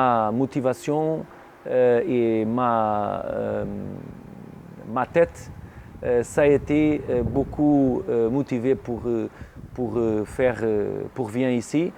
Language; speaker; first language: French; non-native, learner; Portuguese